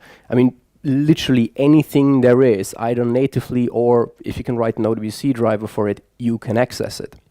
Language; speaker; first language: English; non-native, fluent; German